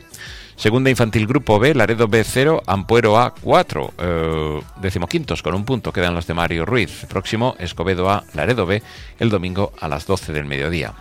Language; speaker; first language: Spanish; native; Spanish